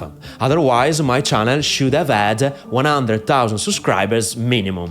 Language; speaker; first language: English; non-native, fluent; Italian